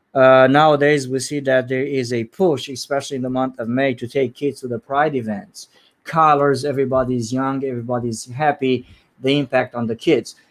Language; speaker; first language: English; non-native, fluent; Romanian